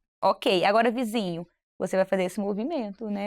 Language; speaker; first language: Portuguese; native; Portuguese